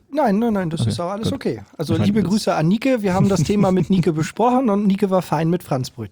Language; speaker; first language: German; native; German